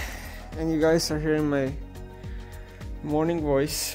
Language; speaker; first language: English; non-native, fluent; Slovenian